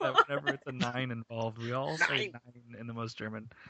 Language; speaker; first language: English; native; English